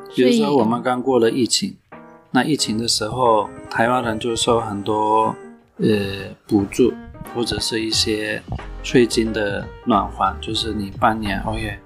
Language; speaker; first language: Chinese; non-native, fluent; Turkish